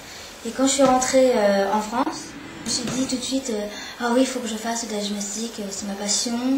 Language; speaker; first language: French; early bilingual, other home language; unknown